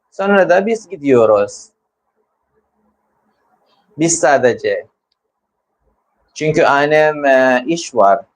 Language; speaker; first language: Turkish; non-native, learner; Filipino